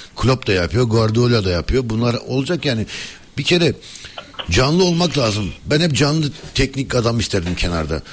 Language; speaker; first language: Turkish; early bilingual, heritage; Turkish